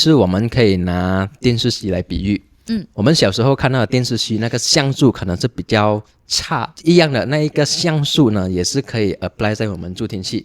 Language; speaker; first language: Chinese; non-native, local second language; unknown